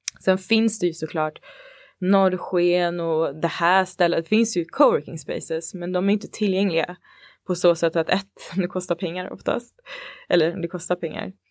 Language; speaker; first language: Swedish; early bilingual, other home language; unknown